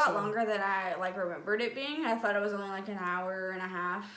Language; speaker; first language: English; native; English